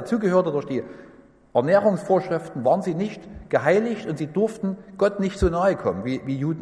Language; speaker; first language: German; native; German